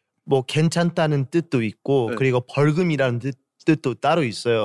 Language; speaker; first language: Korean; non-native, fluent; English